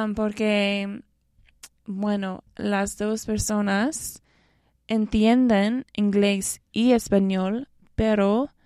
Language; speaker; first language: Spanish; non-native, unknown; English